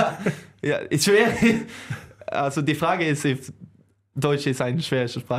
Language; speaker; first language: German; non-native, learner; Swedish